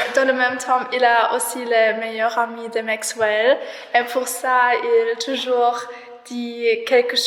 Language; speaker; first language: French; non-native, learner; German